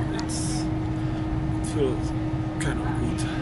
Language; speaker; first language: English; non-native, fluent; Czech